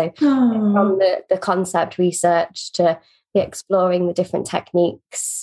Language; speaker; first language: English; native; English